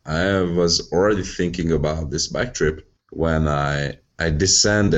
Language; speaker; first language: English; non-native, fluent; Hungarian